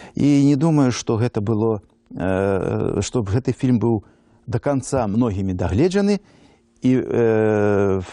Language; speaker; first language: Russian; non-native, local second language; Belarusian